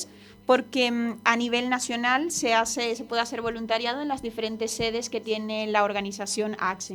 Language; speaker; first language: Spanish; native; Spanish